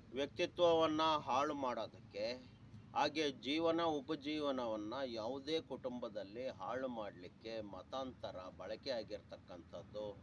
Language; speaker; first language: Kannada; native; Kannada